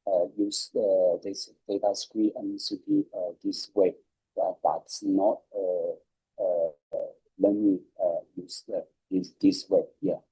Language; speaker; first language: English; non-native, learner; Chinese